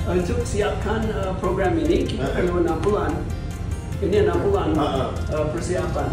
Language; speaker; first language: Indonesian; non-native, fluent; English